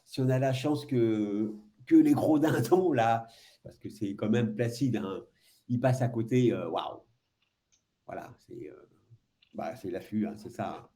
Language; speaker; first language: French; native; French